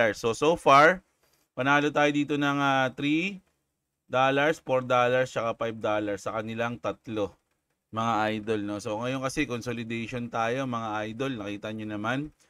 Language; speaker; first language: Filipino; native; Filipino